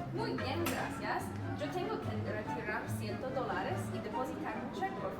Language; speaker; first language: Spanish; non-native, learner; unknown